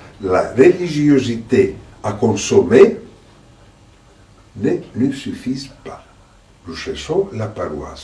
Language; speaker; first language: French; non-native, fluent; Greek